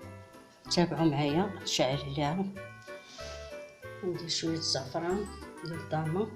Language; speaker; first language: Arabic; native; Arabic